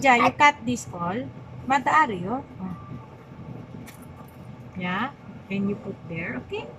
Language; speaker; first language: English; non-native, learner; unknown